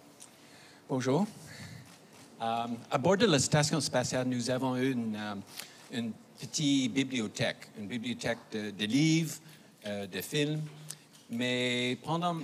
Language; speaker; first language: French; non-native, fluent; English